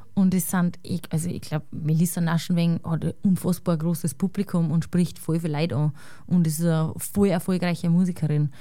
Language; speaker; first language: German; native; German